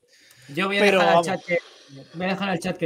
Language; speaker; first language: Spanish; native; Spanish